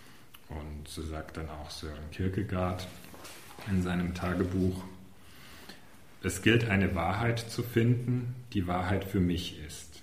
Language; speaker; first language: German; native; German